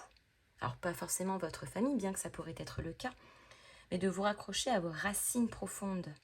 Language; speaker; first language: French; native; French